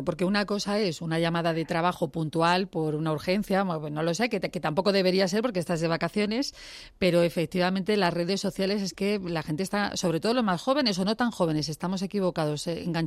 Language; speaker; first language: Spanish; native; Spanish